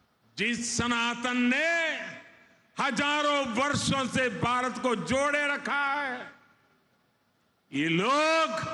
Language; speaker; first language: Hindi; native; Hindi